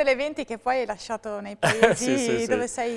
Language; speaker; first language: Italian; native; Italian